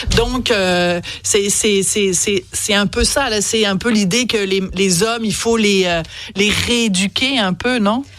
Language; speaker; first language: French; native; French